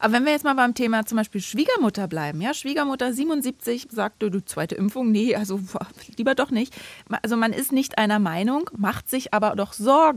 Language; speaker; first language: German; native; German